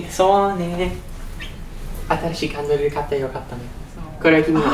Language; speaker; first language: Japanese; non-native, learner; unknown